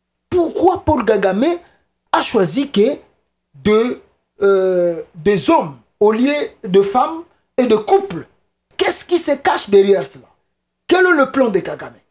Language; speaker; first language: French; non-native, local second language; Lingala